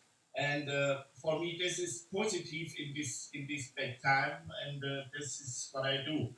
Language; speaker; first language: English; non-native, learner; German